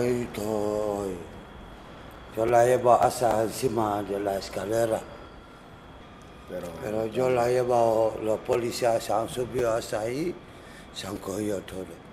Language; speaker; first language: Spanish; non-native, learner; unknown